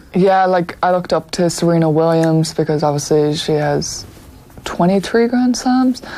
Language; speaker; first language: English; native; English